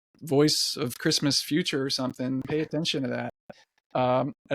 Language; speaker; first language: English; native; English